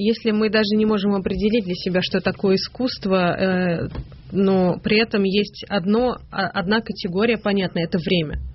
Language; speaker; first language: Russian; native; Russian